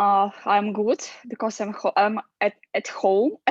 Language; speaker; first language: English; non-native, learner; Russian